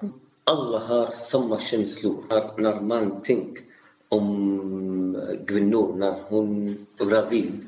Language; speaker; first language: Swedish; non-native, learner; Arabic